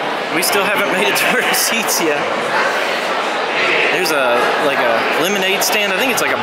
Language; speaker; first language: English; native; English